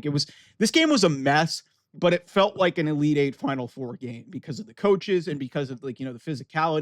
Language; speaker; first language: English; native; English